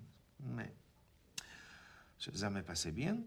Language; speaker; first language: French; non-native, learner; Russian